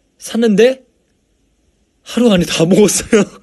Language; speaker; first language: Korean; non-native, fluent; Chinese